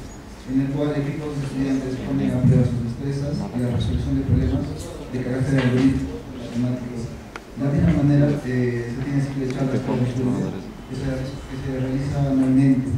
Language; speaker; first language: Spanish; native; Spanish